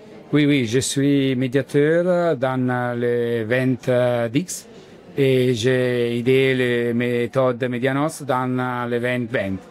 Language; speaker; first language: French; non-native, learner; Italian